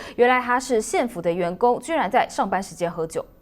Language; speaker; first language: Chinese; native; Chinese